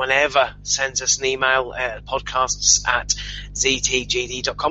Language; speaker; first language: English; native; English